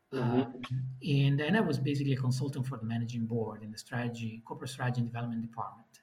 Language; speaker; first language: English; non-native, fluent; Italian